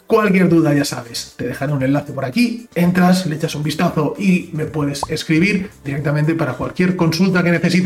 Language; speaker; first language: Spanish; native; Spanish